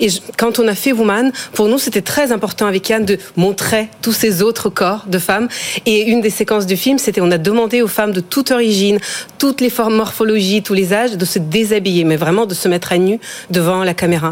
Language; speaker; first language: French; non-native, fluent; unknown